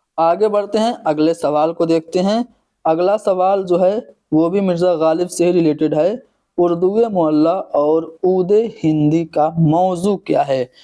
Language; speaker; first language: Urdu; native; Urdu